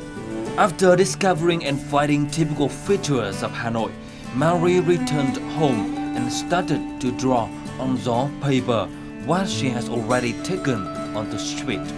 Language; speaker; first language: English; non-native, fluent; Vietnamese